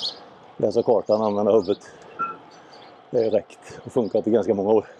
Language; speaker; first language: Swedish; native; Swedish